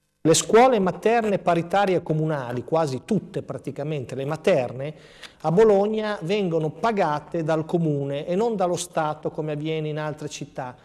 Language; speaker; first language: Italian; native; Italian